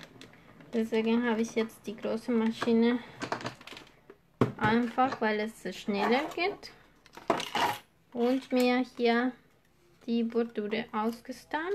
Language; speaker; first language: German; non-native, fluent; Spanish